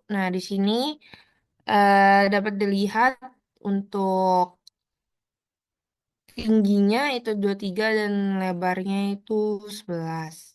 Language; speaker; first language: Indonesian; native; Indonesian